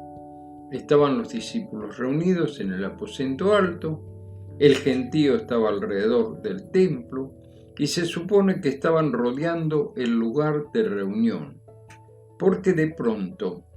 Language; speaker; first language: Spanish; native; Spanish